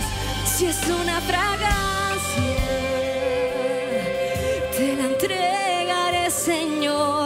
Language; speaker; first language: Spanish; native; Spanish